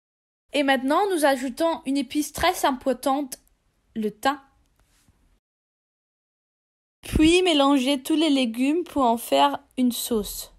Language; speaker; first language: French; non-native, fluent; English